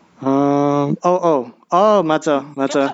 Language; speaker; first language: Korean; non-native, learner; English